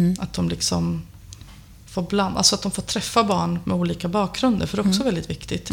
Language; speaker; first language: Swedish; early bilingual, other home language; Albanian